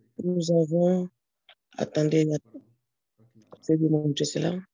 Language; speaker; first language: French; non-native, learner; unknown